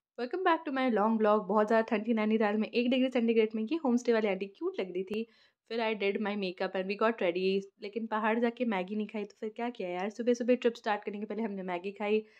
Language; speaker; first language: Hindi; native; Hindi